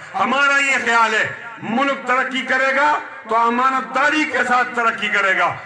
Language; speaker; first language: Urdu; non-native, local second language; Pashto